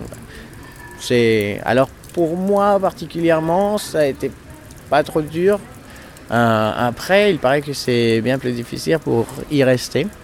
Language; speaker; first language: French; non-native, fluent; Spanish